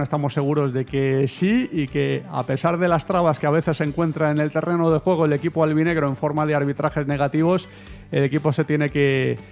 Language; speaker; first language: Spanish; native; Spanish